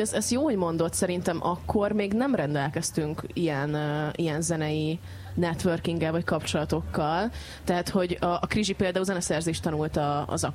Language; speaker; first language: Hungarian; native; Hungarian